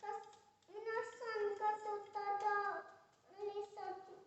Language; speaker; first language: Estonian; early bilingual, heritage; Estonian